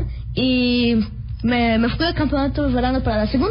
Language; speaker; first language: Spanish; early bilingual, heritage; Spanish